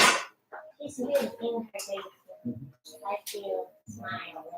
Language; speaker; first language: English; non-native, local second language; Filipino